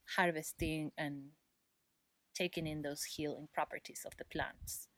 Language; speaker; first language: English; non-native, fluent; Spanish